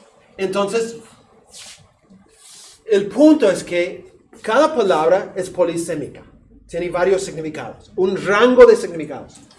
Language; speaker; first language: Spanish; non-native, fluent; English